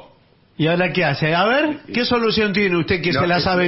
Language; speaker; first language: Spanish; native; Spanish